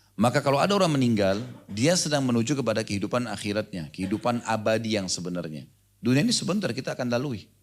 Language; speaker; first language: Indonesian; native; Indonesian